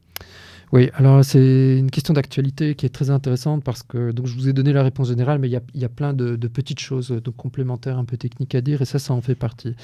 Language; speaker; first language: French; native; French